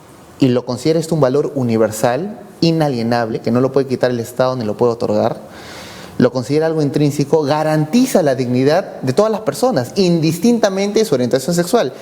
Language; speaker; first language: Spanish; native; Spanish